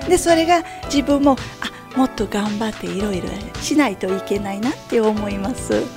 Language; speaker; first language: Japanese; non-native, fluent; Portuguese